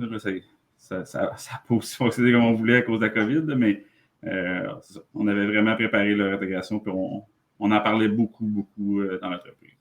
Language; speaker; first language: French; native; French